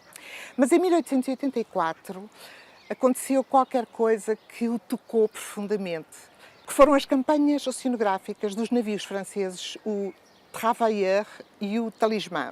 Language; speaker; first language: Portuguese; native; Portuguese